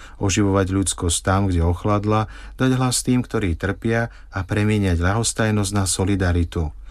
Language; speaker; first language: Slovak; native; Slovak